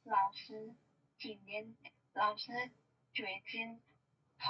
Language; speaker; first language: Chinese; non-native, learner; Indonesian